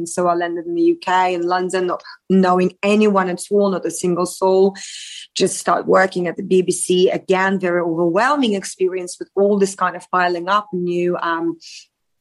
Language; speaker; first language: English; non-native, fluent; Russian